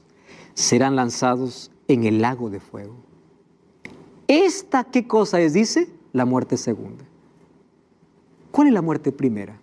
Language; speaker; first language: Spanish; native; Spanish